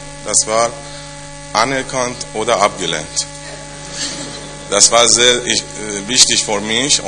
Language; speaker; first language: German; non-native, learner; Persian